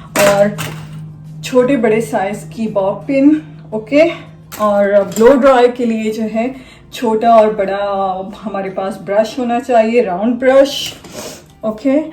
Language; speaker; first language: Urdu; native; Urdu